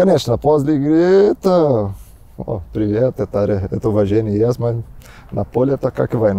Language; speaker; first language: Russian; non-native, learner; Portuguese